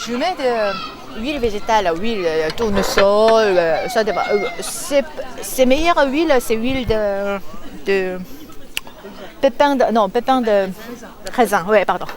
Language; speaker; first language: French; non-native, learner; Korean